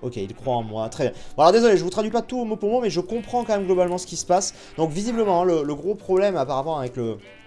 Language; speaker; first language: French; native; French